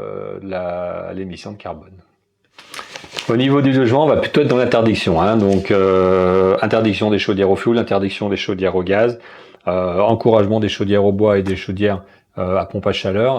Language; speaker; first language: French; native; French